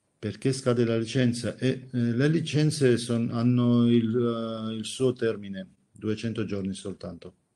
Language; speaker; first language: Italian; non-native, fluent; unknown